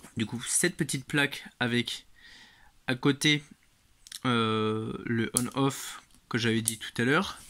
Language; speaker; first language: French; native; French